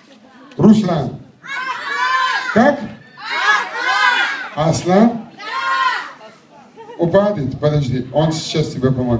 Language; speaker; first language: Russian; non-native, learner; Turkish